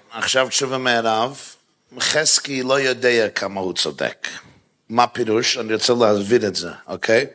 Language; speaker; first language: Hebrew; non-native, fluent; English